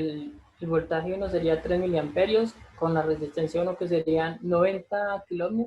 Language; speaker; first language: Spanish; native; Spanish